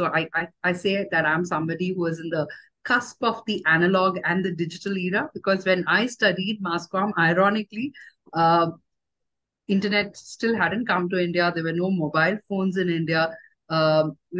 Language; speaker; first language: English; non-native, local second language; Tamil